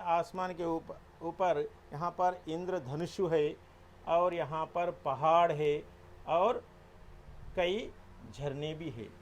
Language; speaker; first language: Hindi; non-native, local second language; Telugu